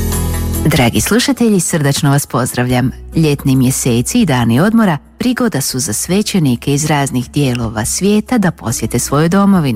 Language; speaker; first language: Croatian; native; Croatian